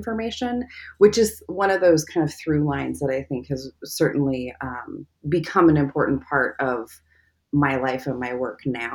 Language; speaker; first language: English; native; English